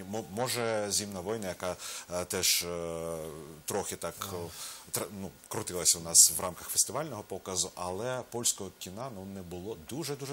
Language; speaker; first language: Ukrainian; native; Ukrainian